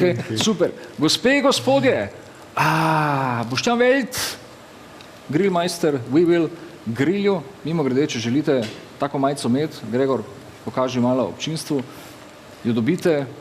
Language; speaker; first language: Slovenian; native; Slovenian